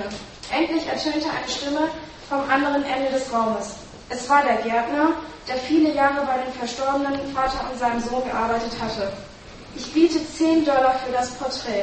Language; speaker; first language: German; native; German